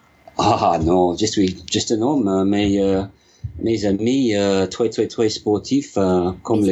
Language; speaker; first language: French; non-native, learner; English